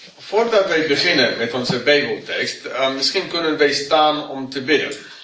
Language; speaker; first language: Dutch; non-native, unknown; English